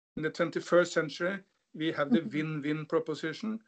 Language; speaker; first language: English; non-native, fluent; Norwegian